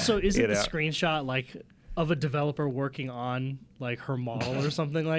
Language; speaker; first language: English; native; English